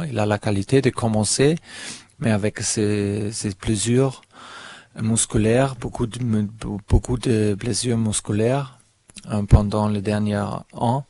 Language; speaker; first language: French; non-native, fluent; German